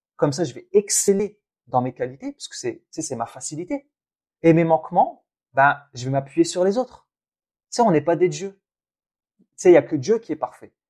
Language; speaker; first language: French; early bilingual, other home language; Arabic